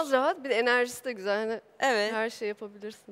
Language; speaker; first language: Turkish; native; Turkish